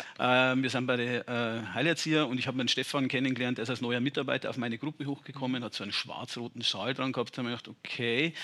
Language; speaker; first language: German; native; German